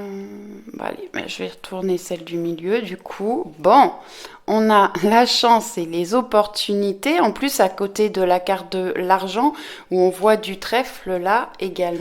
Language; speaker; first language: French; native; French